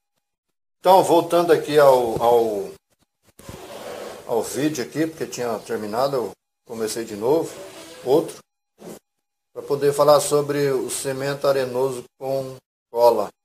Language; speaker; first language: Portuguese; native; Portuguese